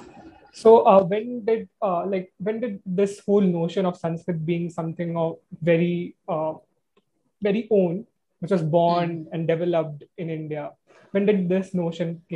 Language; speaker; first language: English; non-native, local second language; Hindi